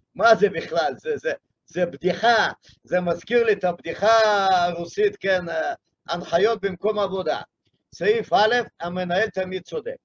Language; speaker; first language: Hebrew; non-native, fluent; Russian